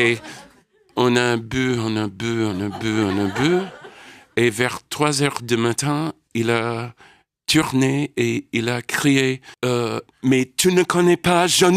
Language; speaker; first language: French; non-native, learner; English